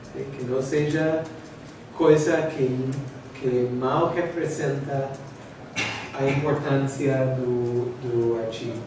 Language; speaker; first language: Portuguese; non-native, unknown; English